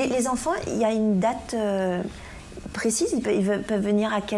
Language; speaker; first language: French; native; French